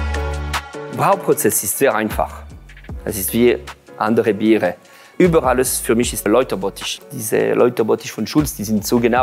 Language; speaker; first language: German; non-native, local second language; French